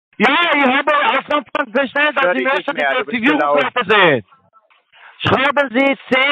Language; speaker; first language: German; non-native, learner; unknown